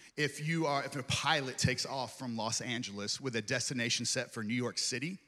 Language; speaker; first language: English; native; English